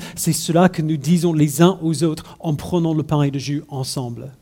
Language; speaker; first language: French; non-native, fluent; English